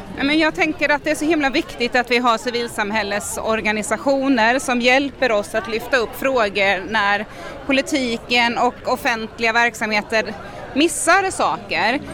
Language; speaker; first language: Swedish; native; Swedish